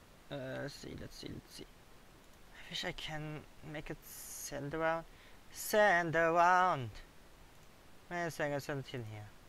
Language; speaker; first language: English; non-native, learner; German